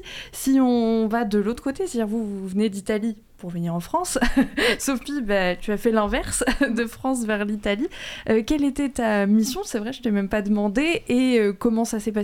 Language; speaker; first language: French; native; French